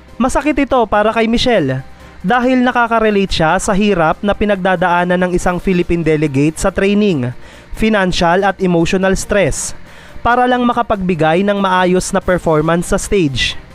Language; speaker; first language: Filipino; native; Filipino